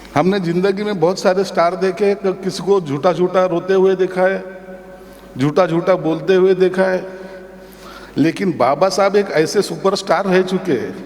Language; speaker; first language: Hindi; non-native, local second language; Marathi